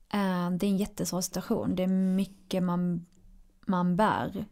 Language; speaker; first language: Swedish; early bilingual, other home language; Arabic